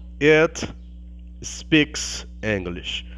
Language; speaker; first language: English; non-native, learner; Portuguese